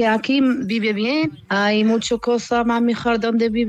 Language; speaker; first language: Spanish; non-native, learner; Arabic